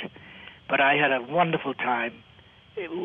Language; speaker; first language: English; native; English